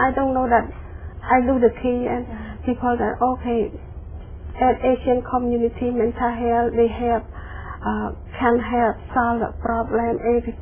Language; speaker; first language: English; non-native, learner; Khmer